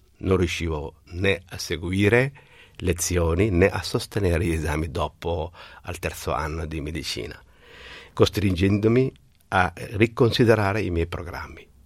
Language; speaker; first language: Italian; non-native, fluent; Somali